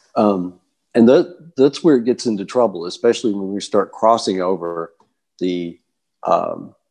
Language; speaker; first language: English; native; English